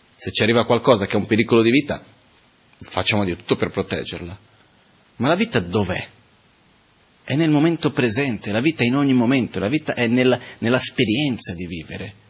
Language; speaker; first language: Italian; non-native, fluent; Portuguese